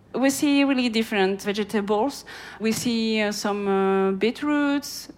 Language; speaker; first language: English; non-native, fluent; French